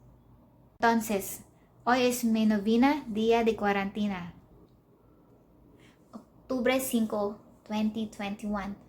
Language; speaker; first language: Spanish; non-native, learner; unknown